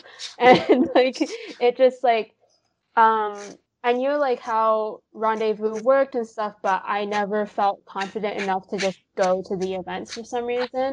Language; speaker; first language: English; non-native, local second language; Cantonese